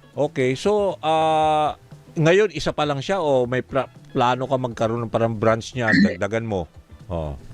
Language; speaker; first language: Filipino; native; Filipino